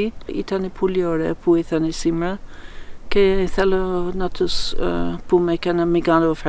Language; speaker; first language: Greek; non-native, fluent; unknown